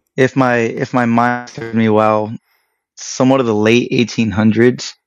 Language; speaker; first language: English; early bilingual, other home language; Spanish